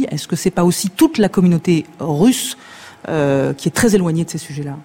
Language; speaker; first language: French; native; French